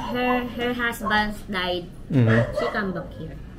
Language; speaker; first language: English; non-native, learner; Filipino